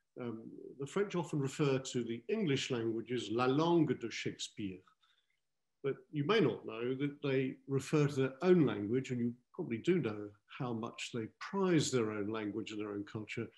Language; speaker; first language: English; native; English